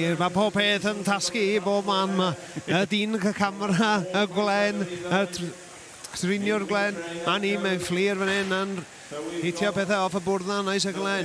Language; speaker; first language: Welsh; native; Welsh